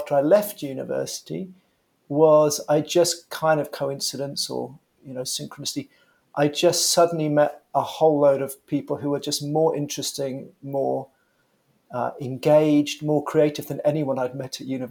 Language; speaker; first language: English; native; English